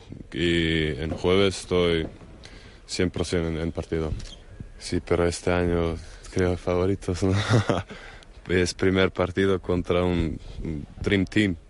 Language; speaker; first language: Spanish; non-native, fluent; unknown